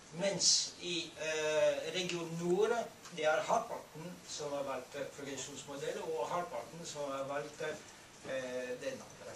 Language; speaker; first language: Norwegian; non-native, fluent; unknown